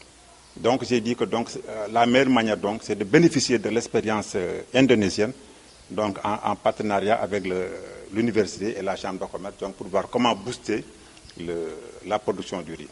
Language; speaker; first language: French; non-native, local second language; Wolof